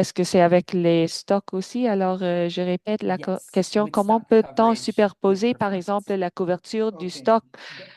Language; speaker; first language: French; non-native, fluent; English